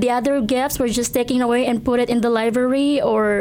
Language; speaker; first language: English; non-native, local second language; Cebuano